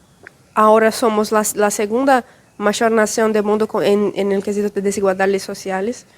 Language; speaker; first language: Spanish; non-native, fluent; Portuguese